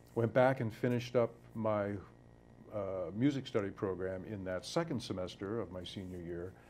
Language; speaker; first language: English; native; English